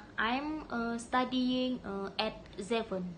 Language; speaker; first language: English; non-native, learner; Indonesian